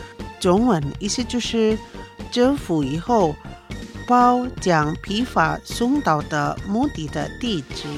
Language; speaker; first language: Chinese; non-native, fluent; Indonesian